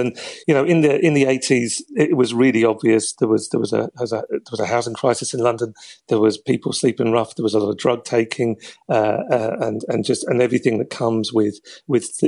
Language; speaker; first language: English; native; English